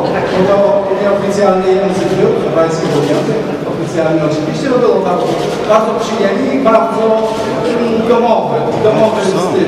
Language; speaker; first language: Polish; non-native, learner; Hebrew